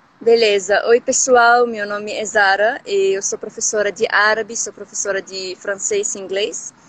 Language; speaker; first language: Portuguese; non-native, fluent; Arabic